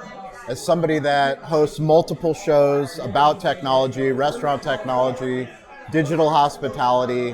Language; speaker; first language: English; native; English